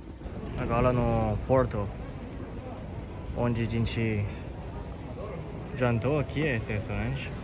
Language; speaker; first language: Portuguese; non-native, fluent; Chinese